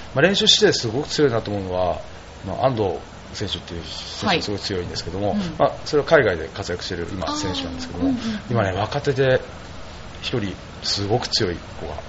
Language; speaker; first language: Japanese; native; Japanese